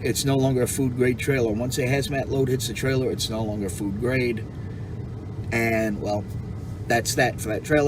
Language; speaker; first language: English; native; English